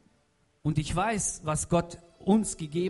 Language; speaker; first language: German; non-native, fluent; Russian